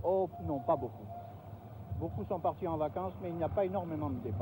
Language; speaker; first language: French; native; French